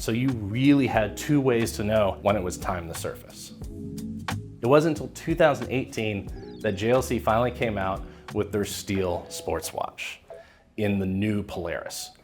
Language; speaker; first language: English; native; English